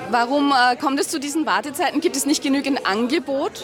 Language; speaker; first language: German; native; German